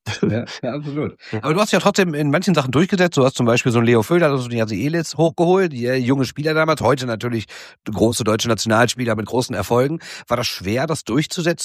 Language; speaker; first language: German; native; German